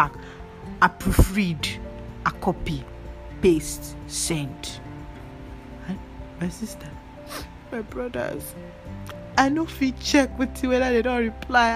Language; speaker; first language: English; non-native, local second language; Yoruba